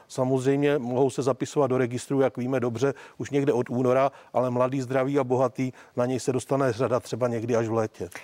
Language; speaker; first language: Czech; native; Czech